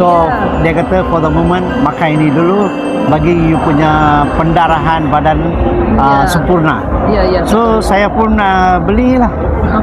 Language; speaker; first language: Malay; non-native, local second language; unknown